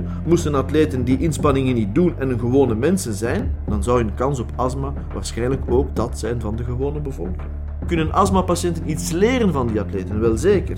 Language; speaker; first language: Dutch; native; Dutch